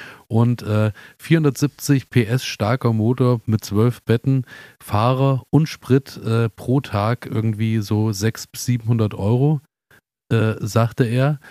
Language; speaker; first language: German; native; German